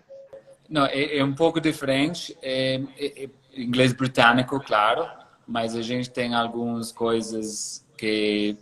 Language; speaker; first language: Portuguese; non-native, fluent; English